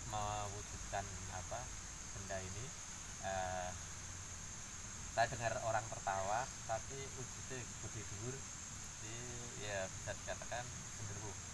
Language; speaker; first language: Indonesian; native; Indonesian